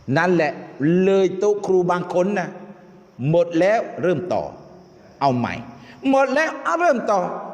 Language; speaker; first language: Thai; non-native, local second language; Malay